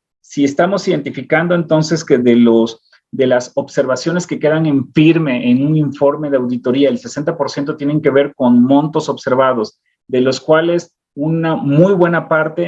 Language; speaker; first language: Spanish; native; Spanish